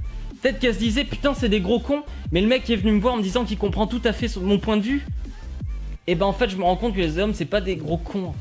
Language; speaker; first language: French; native; French